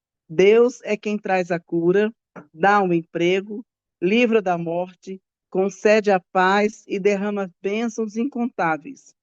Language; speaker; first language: Portuguese; native; Portuguese